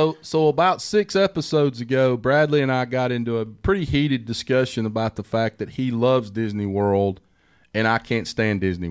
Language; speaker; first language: English; native; English